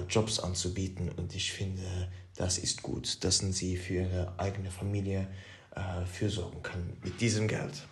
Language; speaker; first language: German; non-native, local second language; Luxembourgish